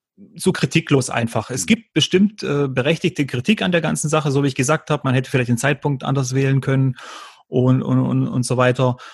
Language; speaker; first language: German; early bilingual, other home language; Croatian